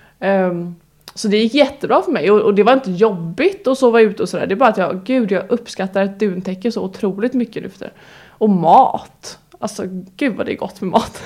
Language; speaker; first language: Swedish; native; Swedish